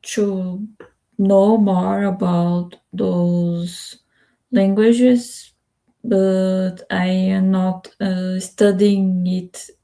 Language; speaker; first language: English; non-native, learner; Spanish